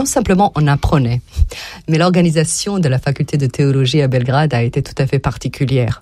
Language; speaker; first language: French; non-native, fluent; Serbian